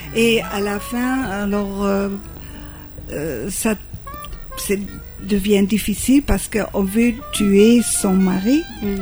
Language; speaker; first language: French; non-native, fluent; German